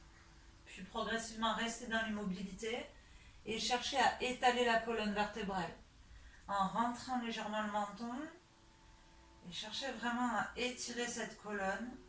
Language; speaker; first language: French; native; French